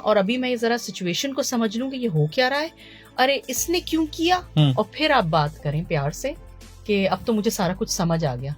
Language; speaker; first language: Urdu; early bilingual, heritage; Urdu